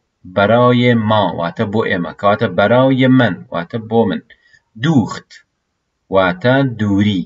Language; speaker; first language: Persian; non-native, fluent; Central Kurdish